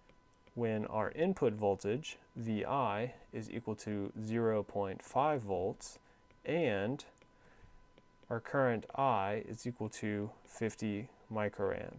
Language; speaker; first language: English; native; English